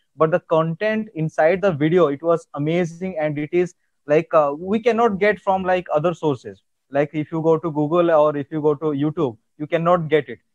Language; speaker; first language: English; non-native, local second language; Odia